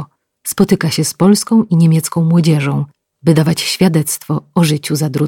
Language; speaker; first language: Polish; native; Polish